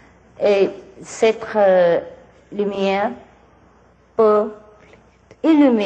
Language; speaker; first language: French; non-native, learner; Vietnamese